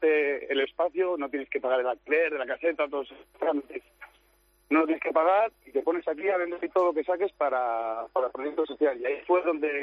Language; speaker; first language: Spanish; native; Spanish